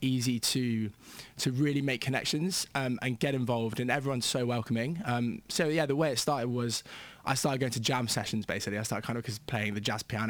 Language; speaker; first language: English; native; English